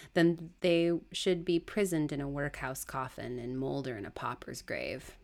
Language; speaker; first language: English; native; English